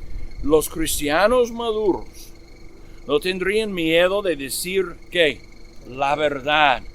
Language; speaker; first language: Spanish; non-native, fluent; English